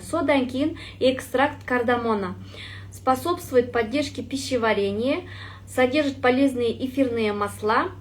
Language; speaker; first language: Russian; non-native, local second language; Kazakh